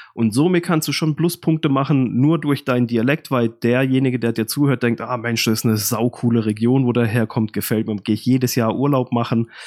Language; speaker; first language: German; native; German